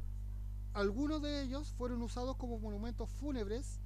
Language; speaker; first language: Spanish; native; Spanish